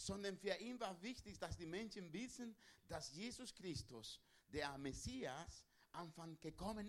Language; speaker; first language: German; non-native, learner; Spanish